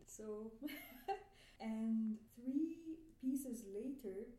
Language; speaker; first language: English; non-native, fluent; Arabic